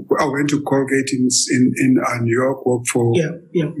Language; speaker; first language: English; non-native, local second language; Tswana